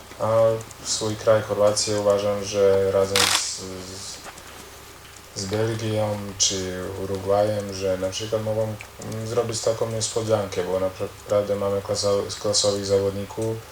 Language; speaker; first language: Polish; non-native, learner; Croatian